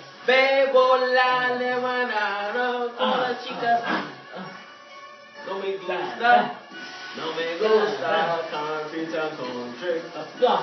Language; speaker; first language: Spanish; non-native, learner; English